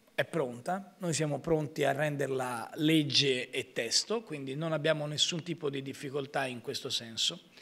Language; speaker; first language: Italian; native; Italian